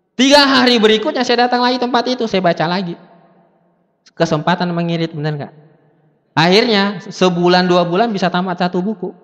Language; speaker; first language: Indonesian; non-native, local second language; Buginese